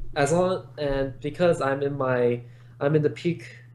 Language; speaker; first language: English; native; English